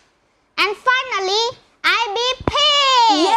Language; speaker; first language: English; non-native, learner; Indonesian